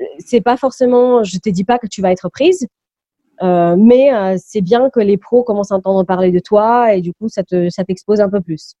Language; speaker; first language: French; early bilingual, other home language; English